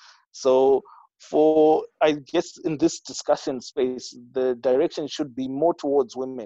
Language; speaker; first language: English; non-native, local second language; Shona